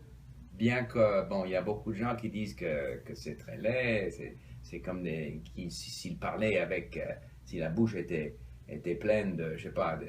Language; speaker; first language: French; non-native, fluent; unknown